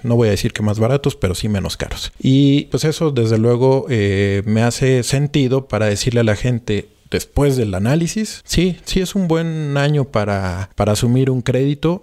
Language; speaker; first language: Spanish; native; Spanish